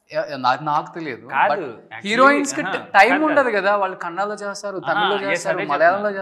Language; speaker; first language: Telugu; native; Telugu